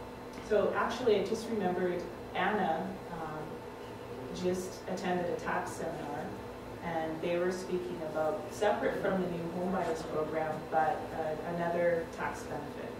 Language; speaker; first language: English; native; English